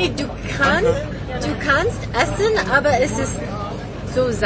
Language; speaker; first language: German; non-native, learner; Korean